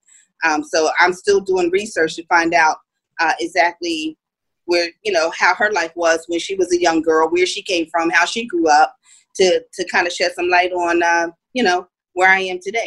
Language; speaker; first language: English; native; English